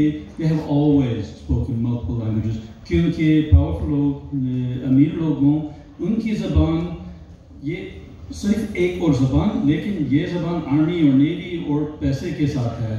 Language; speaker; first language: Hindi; non-native, learner; English